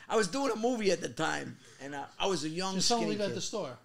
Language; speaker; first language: English; native; English